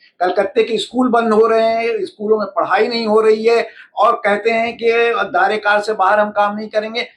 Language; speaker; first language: Urdu; native; Urdu